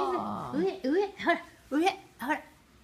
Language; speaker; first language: Japanese; native; Japanese